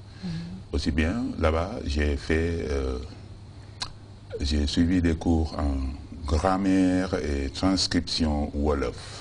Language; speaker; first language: French; non-native, fluent; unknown